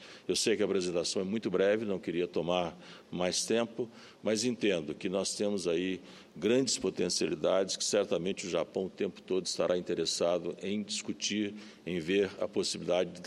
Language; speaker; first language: Portuguese; native; Portuguese